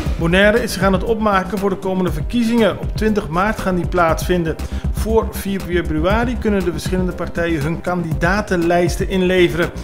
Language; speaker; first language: Dutch; non-native, local second language; Papiamento